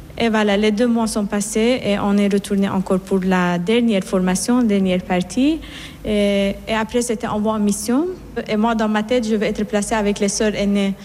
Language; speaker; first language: French; non-native, fluent; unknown